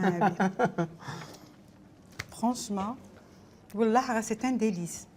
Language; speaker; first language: French; non-native, local second language; Arabic